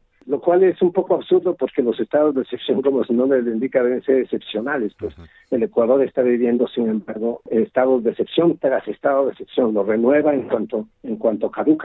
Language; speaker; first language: Spanish; native; Spanish